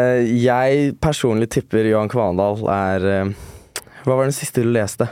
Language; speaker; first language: Norwegian; early bilingual, other home language; Turkish